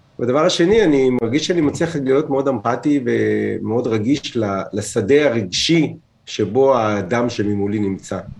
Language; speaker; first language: Hebrew; native; Hebrew